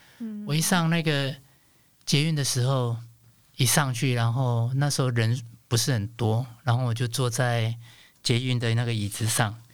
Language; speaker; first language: Chinese; non-native, local second language; Hakka Chinese